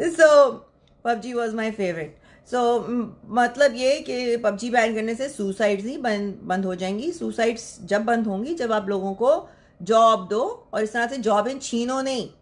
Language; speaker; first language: Urdu; native; Urdu